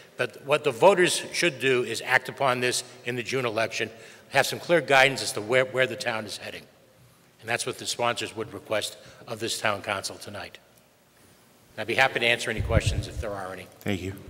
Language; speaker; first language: English; native; English